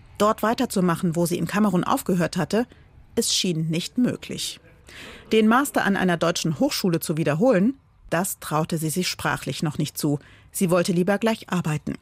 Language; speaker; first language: German; native; German